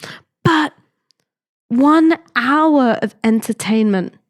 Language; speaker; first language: English; native; English